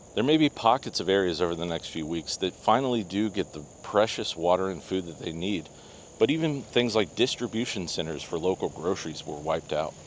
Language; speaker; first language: English; native; English